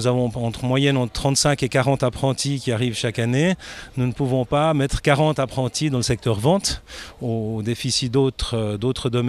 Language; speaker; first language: French; native; French